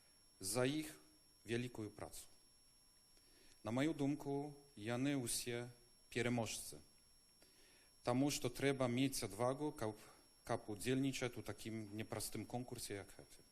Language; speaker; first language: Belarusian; non-native, learner; Polish